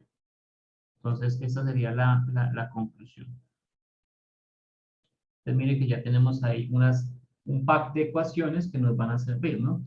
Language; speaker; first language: Spanish; native; Spanish